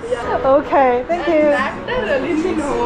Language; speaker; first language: English; non-native, learner; Korean